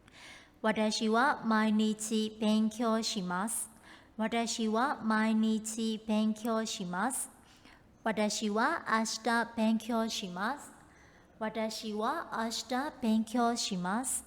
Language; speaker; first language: Japanese; non-native, fluent; Burmese